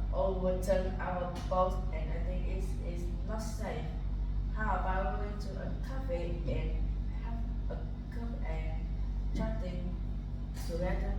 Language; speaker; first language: English; non-native, learner; Vietnamese